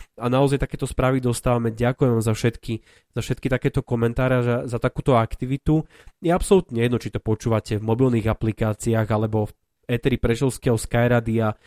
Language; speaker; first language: Slovak; native; Slovak